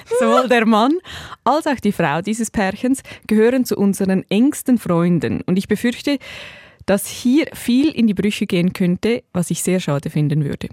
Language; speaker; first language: German; native; German